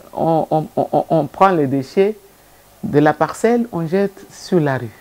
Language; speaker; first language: French; non-native, local second language; Lingala